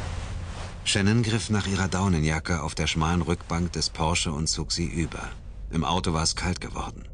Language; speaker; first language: German; native; German